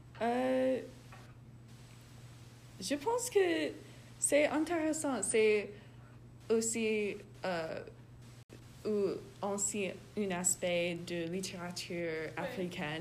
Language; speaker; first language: French; non-native, learner; English